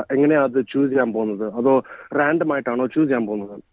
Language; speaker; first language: Malayalam; early bilingual, heritage; Malayalam